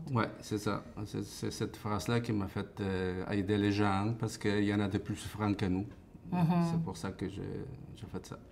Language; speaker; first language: French; non-native, fluent; Spanish